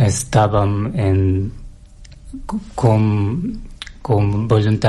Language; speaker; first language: Catalan; non-native, learner; Russian